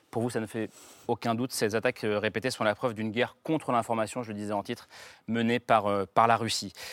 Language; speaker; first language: French; native; French